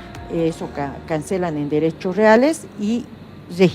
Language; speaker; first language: Spanish; native; Spanish